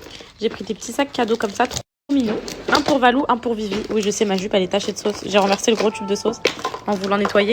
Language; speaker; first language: French; native; French